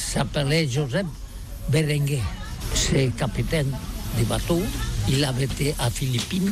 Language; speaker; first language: French; non-native, learner; Catalan